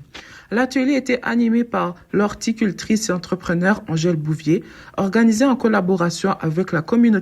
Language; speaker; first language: French; native; French